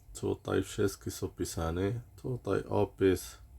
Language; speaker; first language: Polish; non-native, learner; Arabic